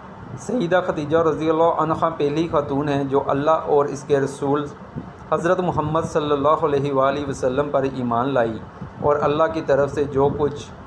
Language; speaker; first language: Urdu; native; Urdu